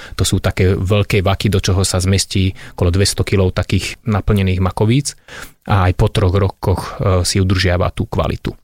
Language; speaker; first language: Slovak; non-native, local second language; Hungarian